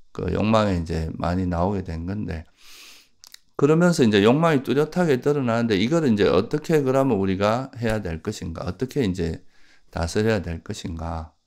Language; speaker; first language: Korean; native; Korean